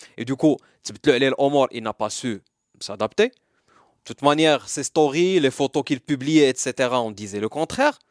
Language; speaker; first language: French; non-native, local second language; Arabic